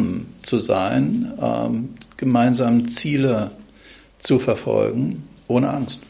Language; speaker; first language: German; native; German